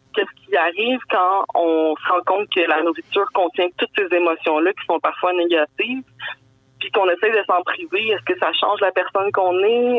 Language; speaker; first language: French; native; French